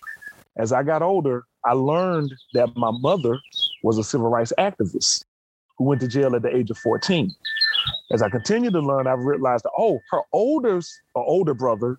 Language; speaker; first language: English; native; English